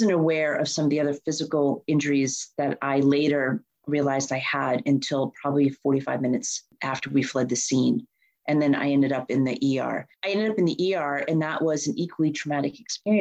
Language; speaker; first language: English; native; English